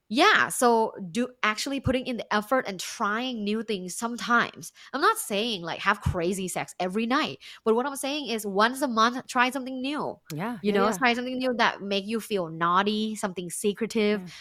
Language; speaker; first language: English; non-native, fluent; Thai